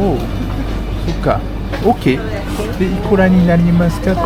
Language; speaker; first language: Japanese; non-native, learner; French